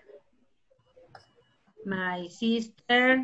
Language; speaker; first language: English; non-native, learner; Spanish